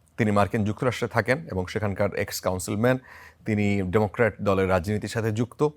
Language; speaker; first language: Bangla; native; Bangla